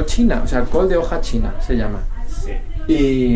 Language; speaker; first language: Spanish; native; Spanish